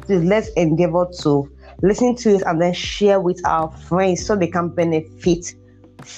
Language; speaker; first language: English; non-native, local second language; Bini